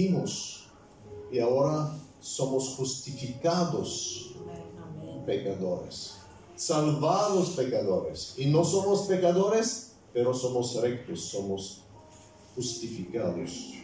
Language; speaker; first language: Spanish; non-native, fluent; Bulgarian